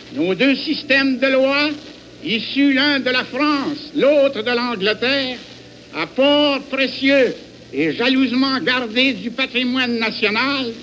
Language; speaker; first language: French; native; French